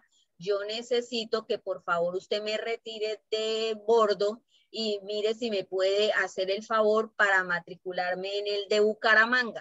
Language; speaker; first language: Spanish; native; Spanish